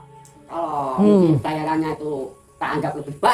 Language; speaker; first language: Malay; non-native, local second language; Javanese